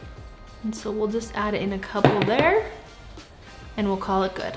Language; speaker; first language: English; native; English